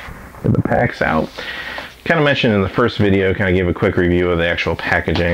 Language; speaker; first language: English; native; English